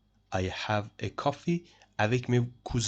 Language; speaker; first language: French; non-native, fluent; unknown